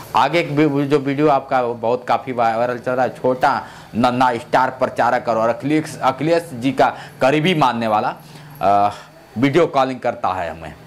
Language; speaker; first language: Hindi; native; Hindi